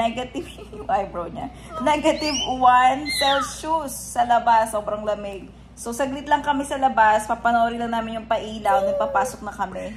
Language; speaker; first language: Filipino; native; Filipino